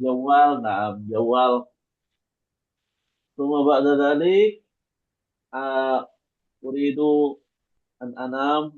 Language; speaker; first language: Arabic; non-native, learner; Indonesian